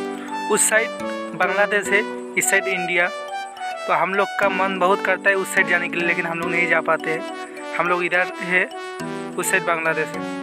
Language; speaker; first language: Hindi; non-native, local second language; Bangla